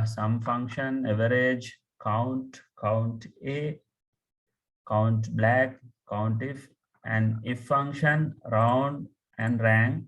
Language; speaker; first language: English; non-native, local second language; Tamil